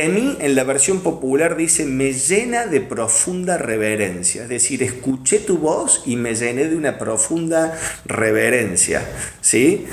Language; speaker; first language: Spanish; native; Spanish